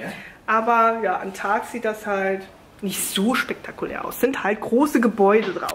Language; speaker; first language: German; native; German